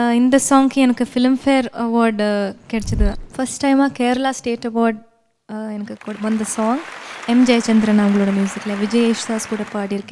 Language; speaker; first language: Tamil; non-native, local second language; Malayalam